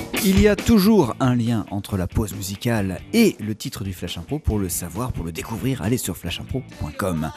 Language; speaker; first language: French; native; French